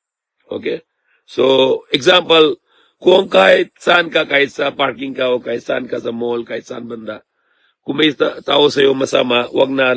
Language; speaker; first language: Filipino; non-native, learner; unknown